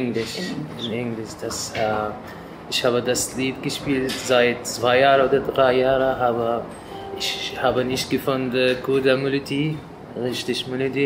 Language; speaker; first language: German; non-native, learner; Arabic